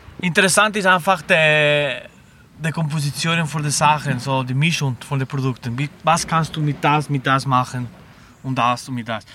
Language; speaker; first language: German; non-native, learner; Spanish